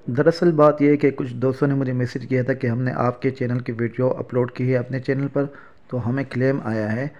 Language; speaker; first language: Urdu; native; Urdu